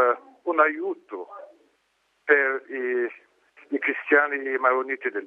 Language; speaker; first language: Italian; non-native, learner; Arabic